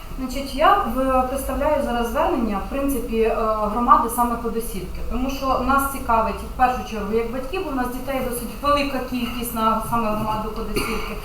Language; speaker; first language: Ukrainian; native; Ukrainian